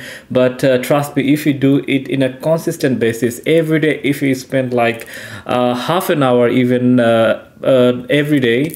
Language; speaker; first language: English; non-native, local second language; Bangla